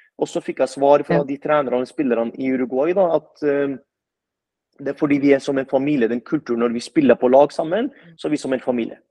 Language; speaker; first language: Norwegian; early bilingual, other home language; Arabic